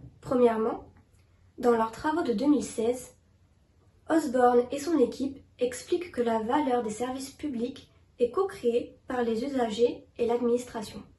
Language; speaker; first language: French; native; French